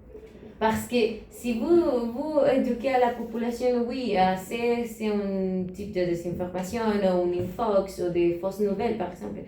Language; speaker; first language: French; non-native, learner; Spanish